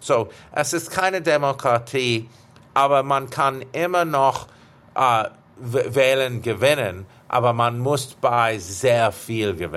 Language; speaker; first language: German; non-native, fluent; English